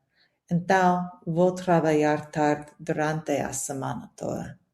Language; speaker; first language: Portuguese; non-native, learner; English